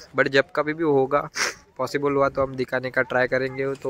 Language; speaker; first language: Hindi; non-native, local second language; Marathi